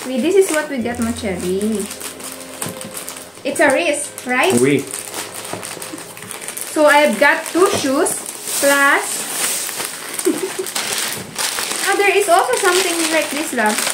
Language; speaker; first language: English; non-native, local second language; Filipino